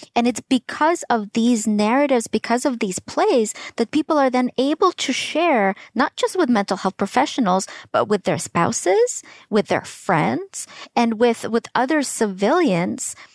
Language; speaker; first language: English; early bilingual, other home language; Russian